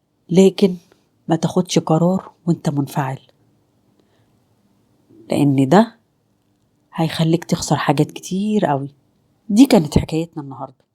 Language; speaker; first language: Arabic; native; Arabic